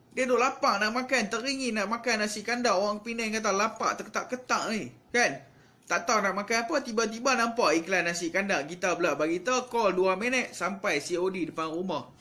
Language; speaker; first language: Malay; native; Malay